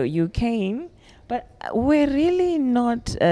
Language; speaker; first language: English; non-native, local second language; Shona